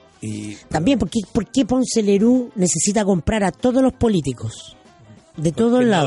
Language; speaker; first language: Spanish; native; Spanish